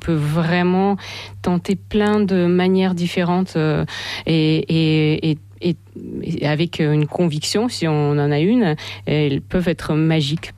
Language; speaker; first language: French; non-native, fluent; Russian